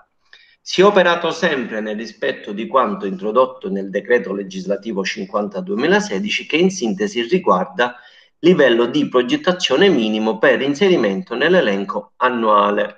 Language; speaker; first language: Italian; native; Italian